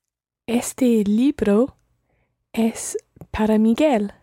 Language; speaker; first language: Spanish; non-native, learner; English